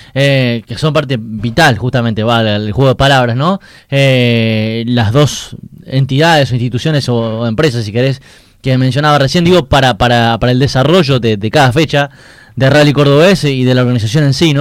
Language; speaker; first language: Spanish; native; Spanish